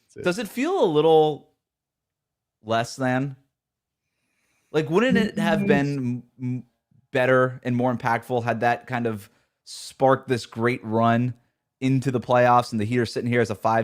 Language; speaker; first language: English; native; English